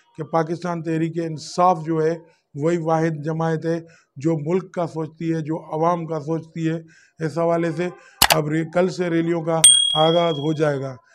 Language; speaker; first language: Urdu; non-native, local second language; Sindhi